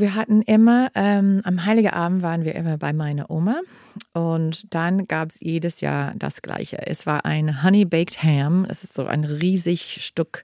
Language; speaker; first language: German; non-native, fluent; English